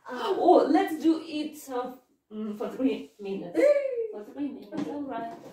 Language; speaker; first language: English; non-native, fluent; Russian